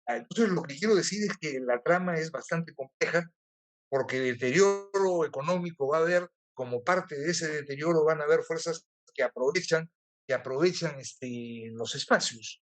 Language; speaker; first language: Spanish; native; Spanish